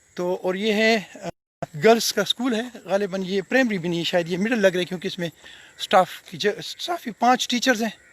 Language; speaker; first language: Urdu; non-native, local second language; Pashto